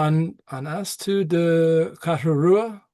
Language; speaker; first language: Irish; non-native, learner; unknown